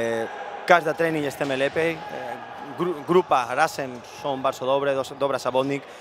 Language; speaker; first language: Polish; non-native, learner; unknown